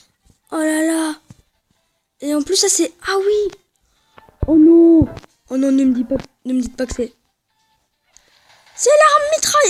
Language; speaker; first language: French; native; French